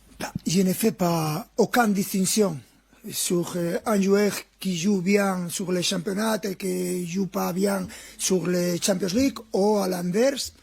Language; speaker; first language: French; non-native, fluent; Spanish